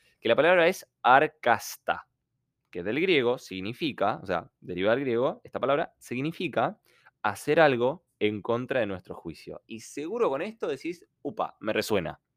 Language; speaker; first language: Spanish; non-native, fluent; Ukrainian